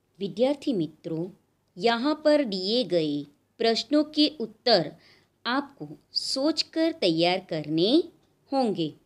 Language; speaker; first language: Hindi; non-native, local second language; Gujarati